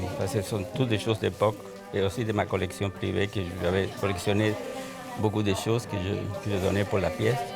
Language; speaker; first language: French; non-native, fluent; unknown